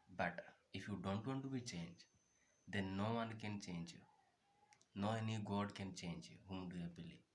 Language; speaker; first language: English; non-native, local second language; Odia